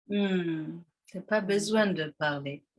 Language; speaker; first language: French; non-native, fluent; English